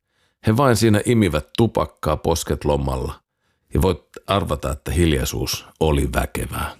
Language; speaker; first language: Finnish; native; Finnish